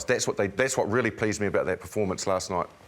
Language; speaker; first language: English; native; English